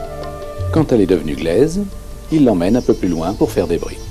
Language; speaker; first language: French; native; French